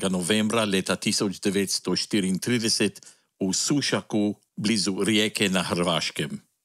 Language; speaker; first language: Slovenian; early bilingual, heritage; Slovenian